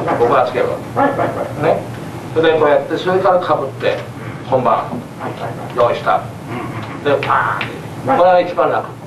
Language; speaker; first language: Japanese; native; Japanese